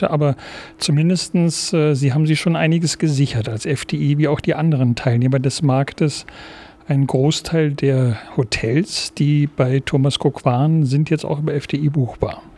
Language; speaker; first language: German; native; German